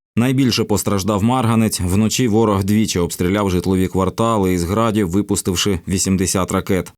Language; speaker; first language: Ukrainian; native; Ukrainian